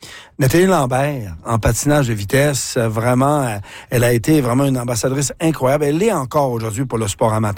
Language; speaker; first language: French; native; French